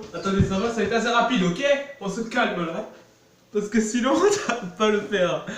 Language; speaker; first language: French; native; French